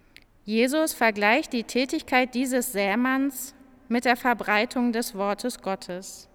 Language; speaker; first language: German; native; German